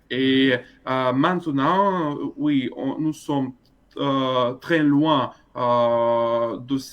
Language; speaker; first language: French; non-native, fluent; Russian